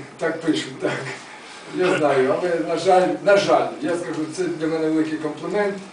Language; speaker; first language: Ukrainian; native; Ukrainian